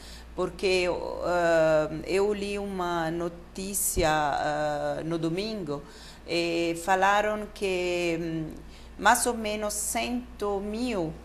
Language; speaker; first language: Portuguese; non-native, fluent; Italian